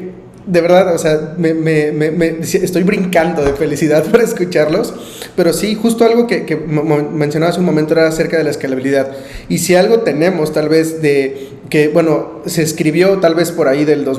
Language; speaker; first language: Spanish; native; Spanish